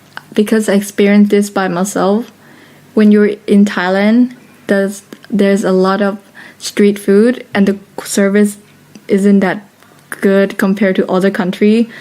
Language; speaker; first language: English; non-native, fluent; Thai